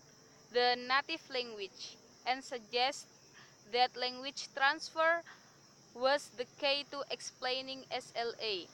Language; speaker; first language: English; non-native, learner; Indonesian